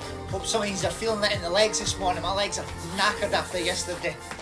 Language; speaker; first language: English; native; English